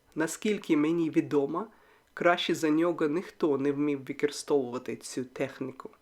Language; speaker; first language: Ukrainian; non-native, local second language; Russian